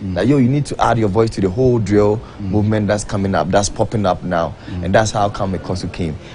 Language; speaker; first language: English; non-native, local second language; Akan